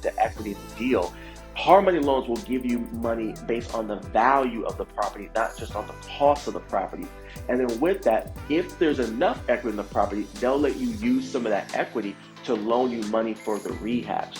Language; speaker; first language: English; native; English